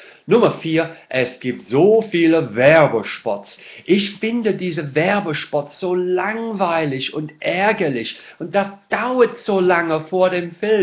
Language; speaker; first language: German; non-native, fluent; English